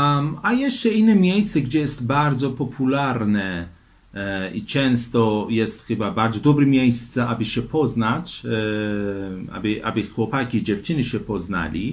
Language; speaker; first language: Polish; non-native, fluent; Persian